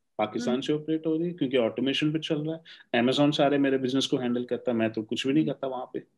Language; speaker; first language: Urdu; native; Urdu